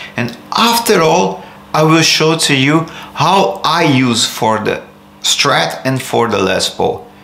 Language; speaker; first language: English; non-native, fluent; Portuguese